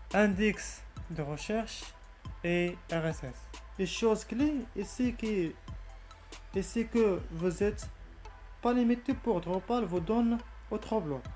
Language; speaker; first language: French; non-native, learner; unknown